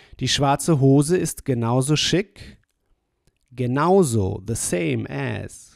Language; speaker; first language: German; non-native, fluent; English